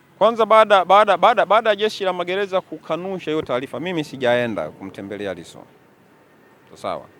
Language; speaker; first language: Swahili; native; Swahili